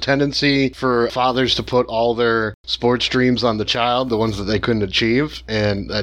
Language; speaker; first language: English; native; English